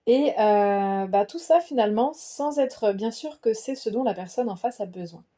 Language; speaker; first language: French; native; French